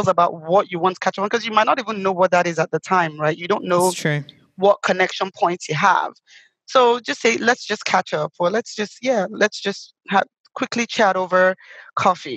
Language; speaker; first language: English; native; English